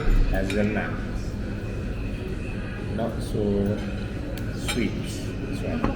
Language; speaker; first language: English; non-native, local second language; Malay